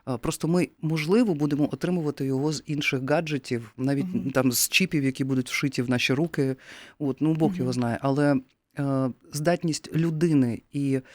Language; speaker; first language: Ukrainian; native; Ukrainian